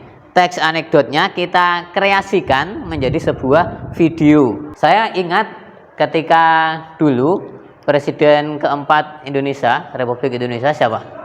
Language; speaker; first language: Indonesian; native; Indonesian